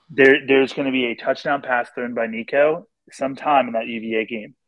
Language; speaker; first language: English; native; English